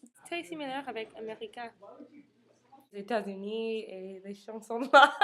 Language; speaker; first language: French; non-native, learner; English